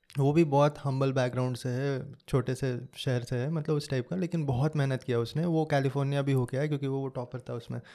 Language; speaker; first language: Hindi; native; Hindi